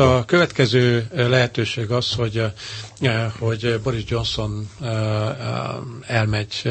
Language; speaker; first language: Hungarian; native; Hungarian